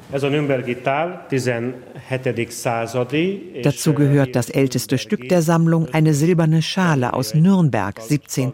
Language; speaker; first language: German; native; German